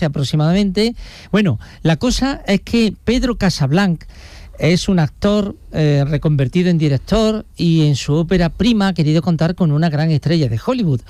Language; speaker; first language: Spanish; native; Spanish